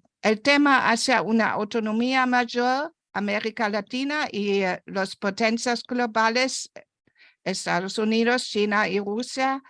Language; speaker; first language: Spanish; non-native, fluent; German